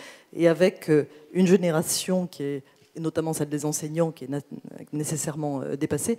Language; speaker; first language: French; native; French